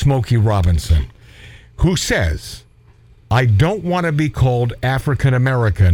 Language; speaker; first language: English; native; English